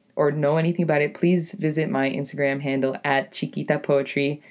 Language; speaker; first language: English; native; English